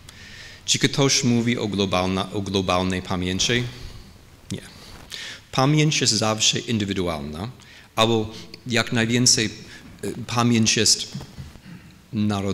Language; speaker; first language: Polish; non-native, fluent; English